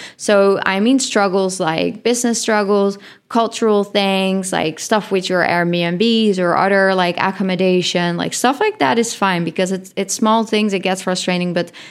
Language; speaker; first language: English; non-native, fluent; Dutch